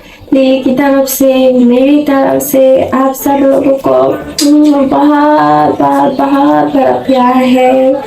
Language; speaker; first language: Hindi; non-native, local second language; Kok Borok